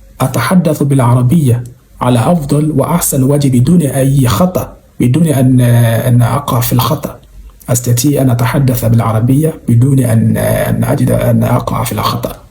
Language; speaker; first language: Arabic; non-native, fluent; Yoruba